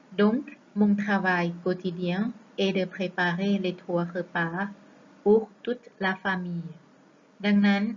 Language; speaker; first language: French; non-native, fluent; Thai